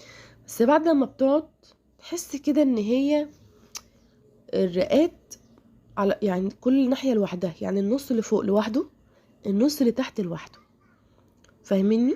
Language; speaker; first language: Arabic; native; Arabic